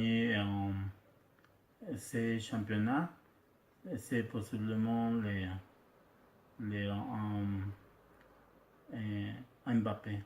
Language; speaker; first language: French; non-native, learner; Spanish